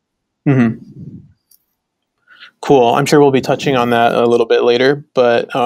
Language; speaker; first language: English; native; English